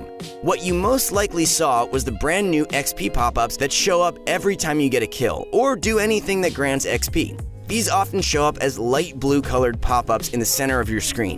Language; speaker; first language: English; native; English